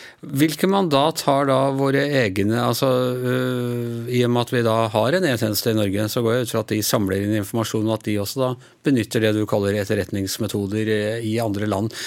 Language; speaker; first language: Norwegian; native; Norwegian